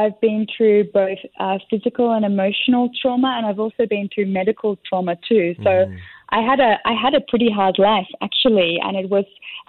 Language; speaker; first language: English; native; English